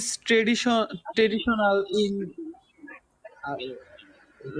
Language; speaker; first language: English; non-native, learner; Bangla